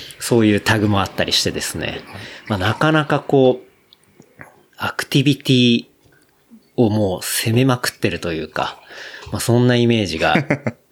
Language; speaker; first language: Japanese; native; Japanese